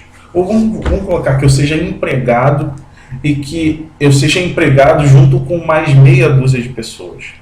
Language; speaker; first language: Portuguese; native; Portuguese